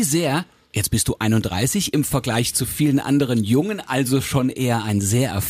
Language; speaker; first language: German; native; German